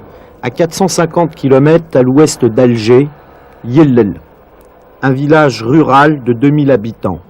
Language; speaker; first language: French; native; French